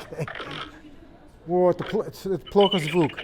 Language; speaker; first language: Russian; non-native, learner; English